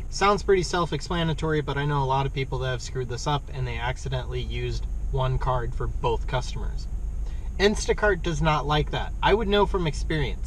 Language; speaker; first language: English; native; English